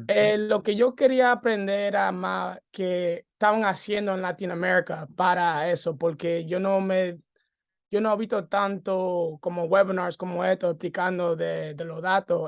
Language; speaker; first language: Spanish; early bilingual, heritage; English